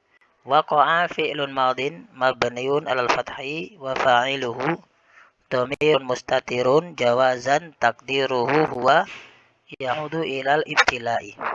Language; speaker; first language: Arabic; non-native, fluent; Indonesian